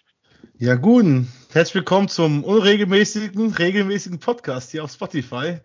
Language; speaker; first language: German; native; German